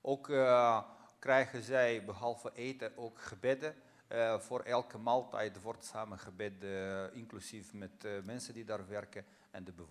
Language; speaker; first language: Dutch; non-native, fluent; Russian